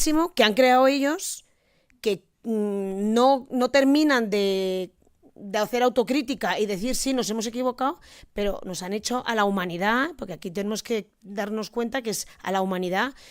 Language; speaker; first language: Spanish; native; Spanish